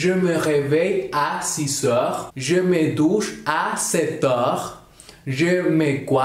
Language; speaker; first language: French; non-native, learner; Spanish